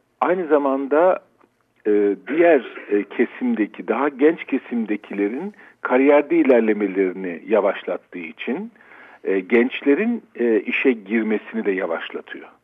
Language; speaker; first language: Turkish; native; Turkish